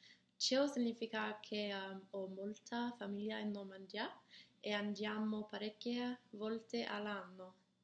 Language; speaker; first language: Italian; non-native, learner; English